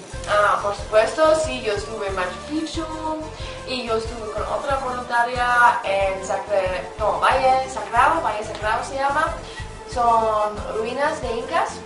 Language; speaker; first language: Spanish; non-native, fluent; German